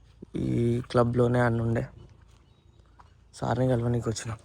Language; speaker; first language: Telugu; native; Telugu